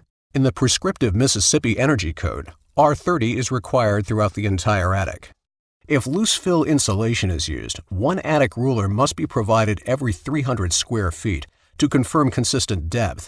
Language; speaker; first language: English; native; English